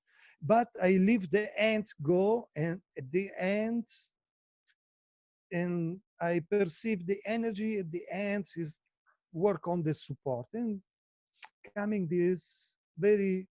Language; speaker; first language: English; non-native, learner; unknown